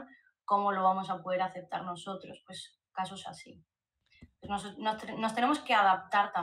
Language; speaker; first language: Spanish; native; Spanish